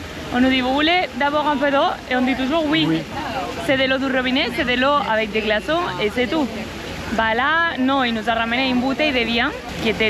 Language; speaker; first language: French; non-native, fluent; Spanish